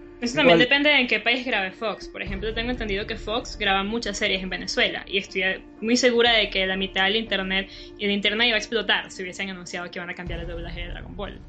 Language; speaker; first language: Spanish; native; Spanish